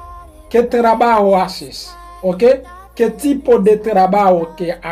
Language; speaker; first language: Spanish; non-native, learner; Haitian Creole